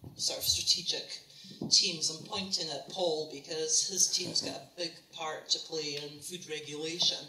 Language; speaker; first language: English; native; English